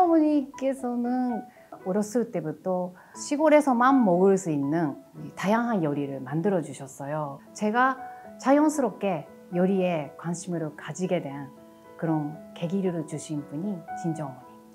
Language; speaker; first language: Korean; non-native, fluent; Japanese